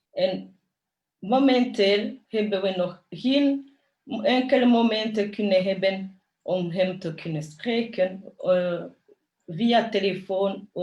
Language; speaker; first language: Dutch; non-native, fluent; Kinyarwanda